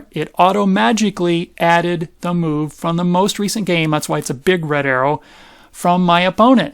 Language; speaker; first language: English; native; English